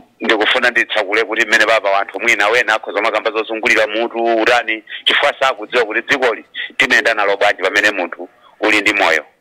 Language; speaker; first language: Nyanja; non-native, local second language; Tumbuka